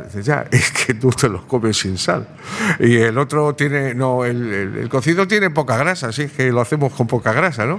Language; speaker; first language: Spanish; native; Spanish